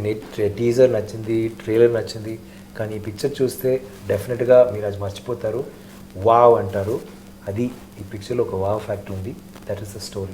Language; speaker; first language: Telugu; non-native, learner; Tamil